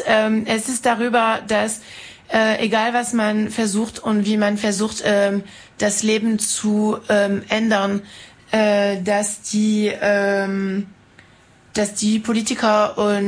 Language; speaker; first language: German; non-native, fluent; French